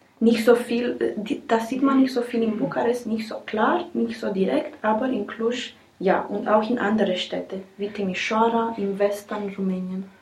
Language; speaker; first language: German; non-native, learner; Romanian